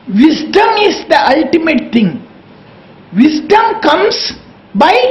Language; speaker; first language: English; non-native, local second language; Kannada